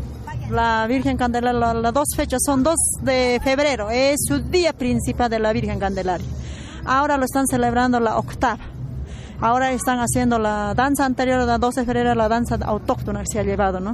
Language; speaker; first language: Spanish; native; Spanish